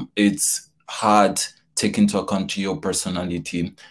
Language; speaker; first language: English; non-native, fluent; Portuguese